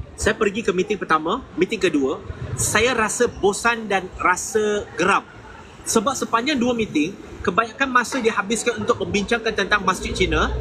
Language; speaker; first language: Malay; non-native, local second language; Chinese